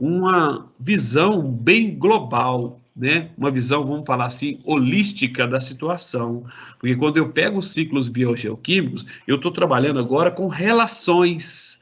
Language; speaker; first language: Portuguese; native; Portuguese